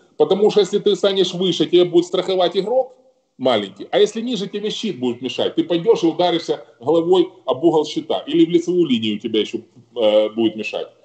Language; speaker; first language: Russian; native; Russian